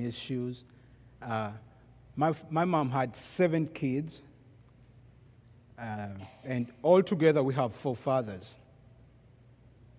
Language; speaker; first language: English; non-native, local second language; Ganda